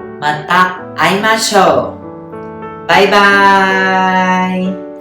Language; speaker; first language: Japanese; non-native, fluent; Thai